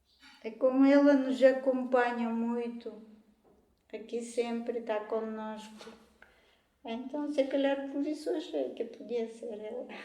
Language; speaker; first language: Portuguese; non-native, fluent; Bulgarian